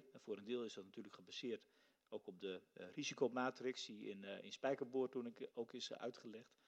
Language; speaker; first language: Dutch; native; Dutch